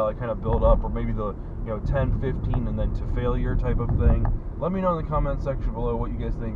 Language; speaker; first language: English; native; English